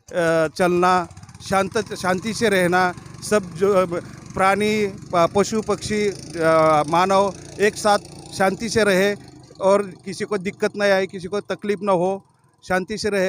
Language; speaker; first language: Hindi; native; Hindi